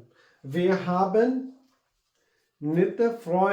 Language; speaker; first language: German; non-native, learner; Persian